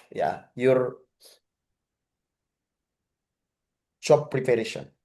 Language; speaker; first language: English; non-native, fluent; Indonesian